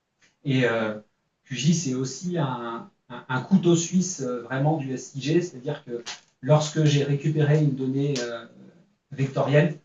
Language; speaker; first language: French; native; French